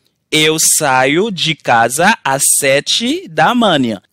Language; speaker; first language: Portuguese; non-native, fluent; Haitian Creole